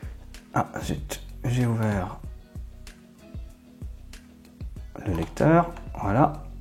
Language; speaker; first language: French; native; French